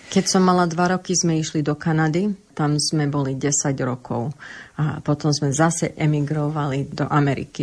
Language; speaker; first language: Slovak; early bilingual, heritage; Slovak